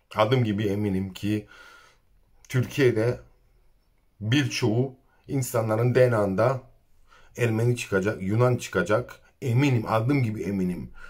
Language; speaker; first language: Turkish; native; Turkish